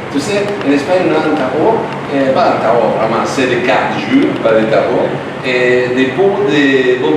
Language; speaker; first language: French; non-native, learner; Spanish